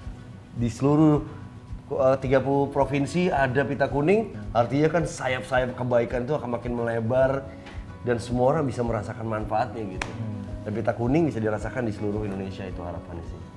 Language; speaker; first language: Indonesian; native; Indonesian